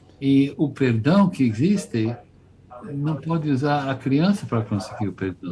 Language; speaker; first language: Portuguese; non-native, fluent; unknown